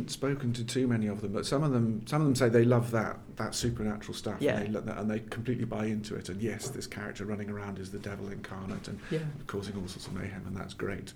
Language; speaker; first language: English; native; English